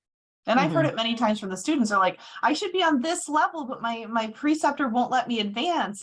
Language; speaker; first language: English; native; English